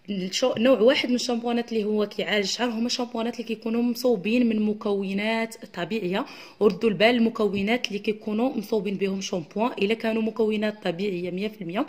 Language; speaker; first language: Arabic; native; Arabic